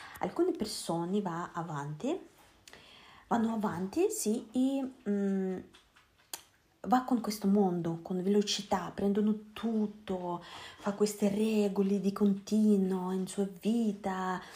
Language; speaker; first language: Italian; non-native, learner; Russian